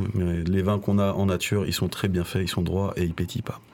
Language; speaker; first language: French; native; French